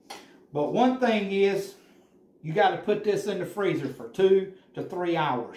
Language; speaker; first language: English; native; English